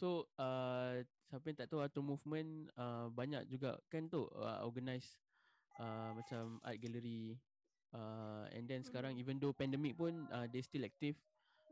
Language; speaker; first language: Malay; native; Malay